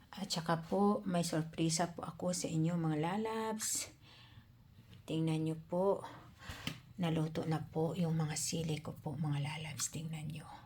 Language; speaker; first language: Filipino; native; Filipino